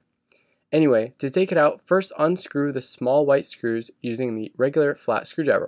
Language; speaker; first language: English; native; English